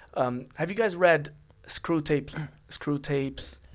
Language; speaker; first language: English; non-native, fluent; Portuguese